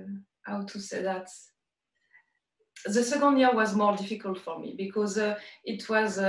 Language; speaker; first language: English; non-native, learner; French